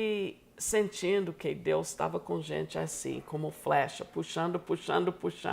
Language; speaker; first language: Portuguese; non-native, fluent; English